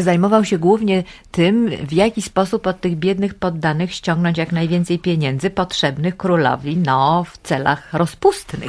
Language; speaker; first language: Polish; native; Polish